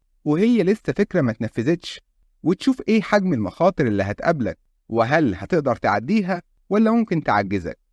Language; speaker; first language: Arabic; native; Arabic